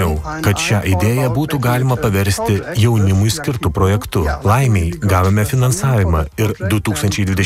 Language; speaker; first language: Lithuanian; non-native, fluent; German